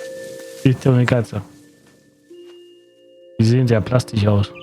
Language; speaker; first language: German; native; German